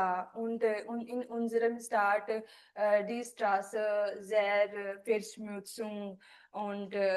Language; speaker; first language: German; non-native, learner; Hindi